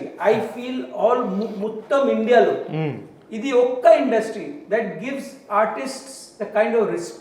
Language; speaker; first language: Telugu; non-native, learner; Hindi